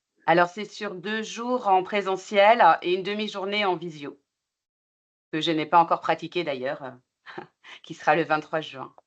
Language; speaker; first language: French; native; French